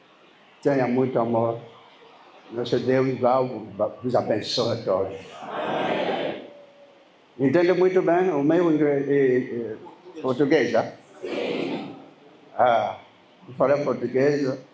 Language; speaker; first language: Portuguese; non-native, learner; Lingala